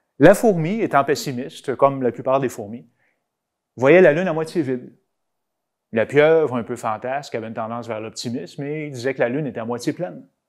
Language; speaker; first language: French; native; French